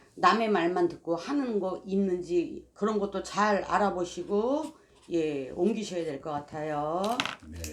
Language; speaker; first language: Korean; native; Korean